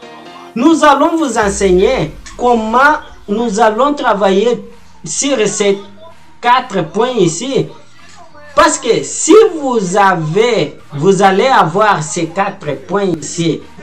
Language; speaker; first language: French; non-native, fluent; Portuguese